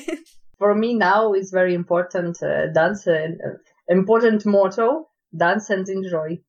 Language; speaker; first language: English; non-native, learner; Russian